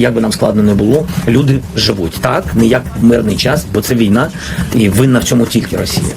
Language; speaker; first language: Ukrainian; non-native, local second language; Russian